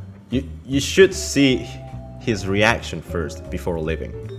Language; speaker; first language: English; non-native, fluent; Indonesian